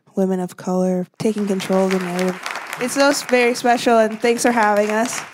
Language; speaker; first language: English; native; English